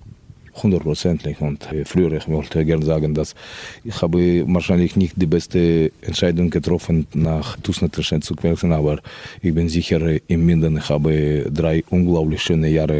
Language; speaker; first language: German; non-native, fluent; Russian